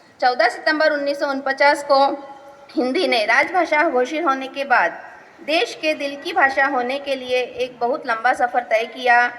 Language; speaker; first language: Hindi; native; Hindi